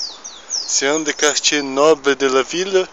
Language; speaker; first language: French; non-native, fluent; Portuguese